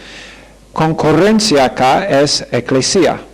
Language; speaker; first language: Spanish; non-native, fluent; English